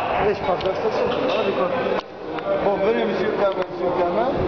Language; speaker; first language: French; non-native, local second language; Arabic